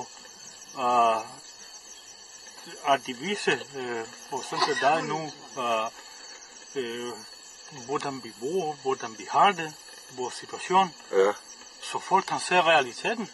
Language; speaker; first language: Danish; non-native, fluent; Spanish